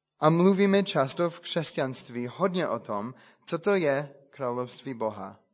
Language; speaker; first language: Czech; non-native, fluent; English